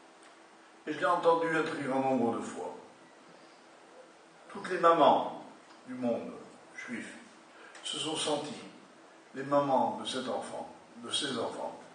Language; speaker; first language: French; native; French